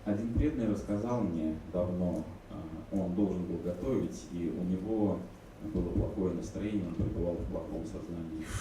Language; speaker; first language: Russian; native; Russian